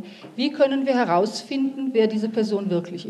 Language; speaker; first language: German; native; German